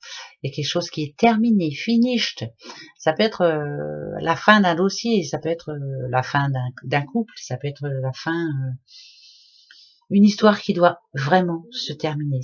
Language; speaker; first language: French; native; French